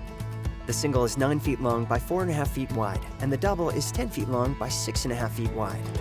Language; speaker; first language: English; native; English